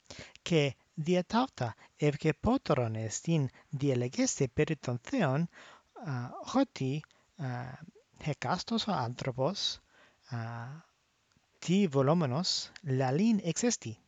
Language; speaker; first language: Greek; non-native, fluent; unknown